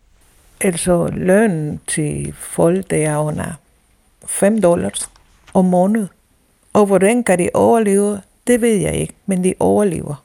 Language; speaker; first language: Danish; non-native, fluent; Spanish